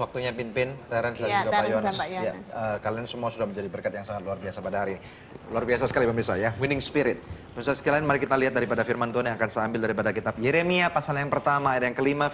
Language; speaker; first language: Indonesian; native; Indonesian